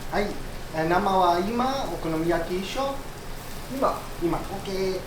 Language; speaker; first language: Japanese; non-native, learner; Spanish